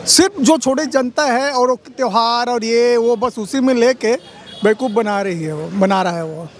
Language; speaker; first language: Hindi; native; Hindi